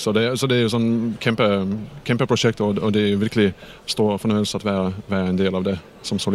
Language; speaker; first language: Danish; non-native, fluent; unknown